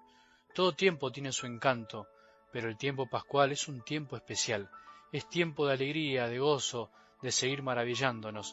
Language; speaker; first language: Spanish; native; Spanish